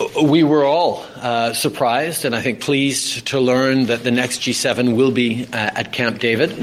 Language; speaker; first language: English; native; English